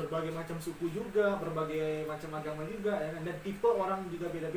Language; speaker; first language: Indonesian; native; Indonesian